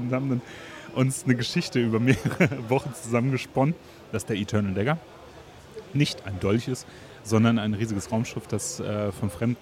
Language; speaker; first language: German; native; German